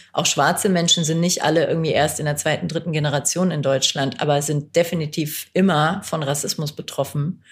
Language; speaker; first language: German; early bilingual, other home language; Turkish